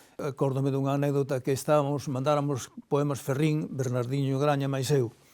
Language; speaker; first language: Galician; native; Galician